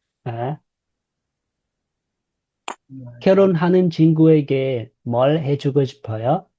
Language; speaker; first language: Korean; non-native, fluent; Lao